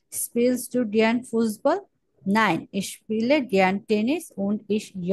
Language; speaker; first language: German; non-native, fluent; Bangla